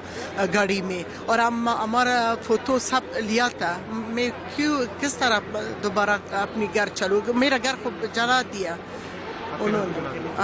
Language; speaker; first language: Hindi; non-native, learner; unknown